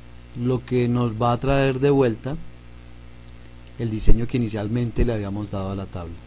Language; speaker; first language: Spanish; native; Spanish